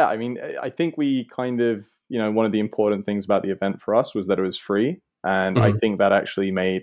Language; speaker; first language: English; native; English